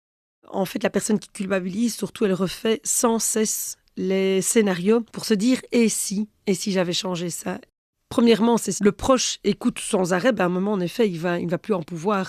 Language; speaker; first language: French; native; French